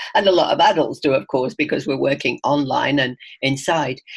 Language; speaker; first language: English; native; English